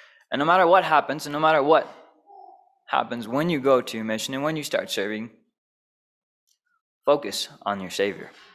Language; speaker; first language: English; native; English